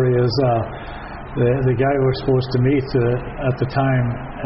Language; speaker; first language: English; native; English